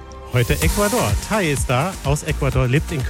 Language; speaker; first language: German; native; German